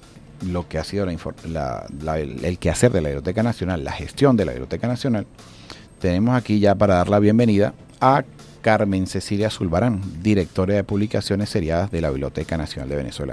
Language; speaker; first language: Spanish; native; Spanish